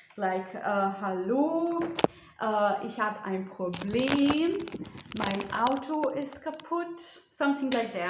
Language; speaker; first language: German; non-native, fluent; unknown